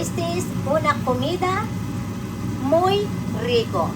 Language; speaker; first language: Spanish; non-native, fluent; Filipino